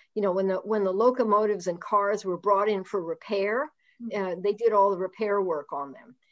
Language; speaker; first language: English; native; English